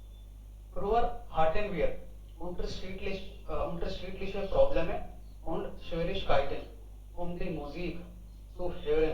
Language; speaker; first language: German; non-native, learner; Hindi